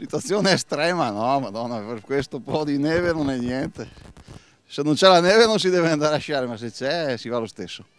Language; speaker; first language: Italian; non-native, learner; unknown